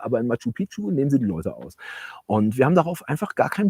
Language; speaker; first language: German; native; German